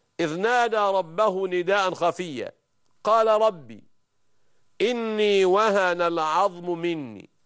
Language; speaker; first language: Arabic; native; Arabic